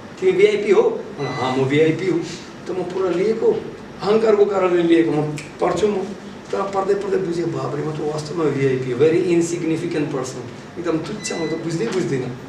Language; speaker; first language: Nepali; non-native, fluent; Russian